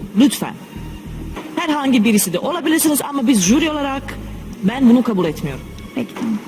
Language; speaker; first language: Turkish; non-native, learner; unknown